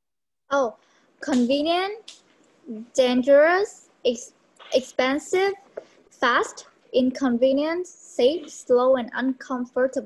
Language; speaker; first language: English; non-native, learner; Vietnamese